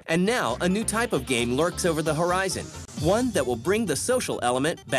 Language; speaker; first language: English; native; English